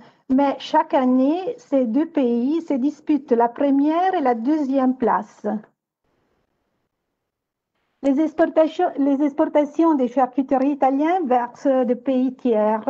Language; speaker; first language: French; non-native, fluent; Italian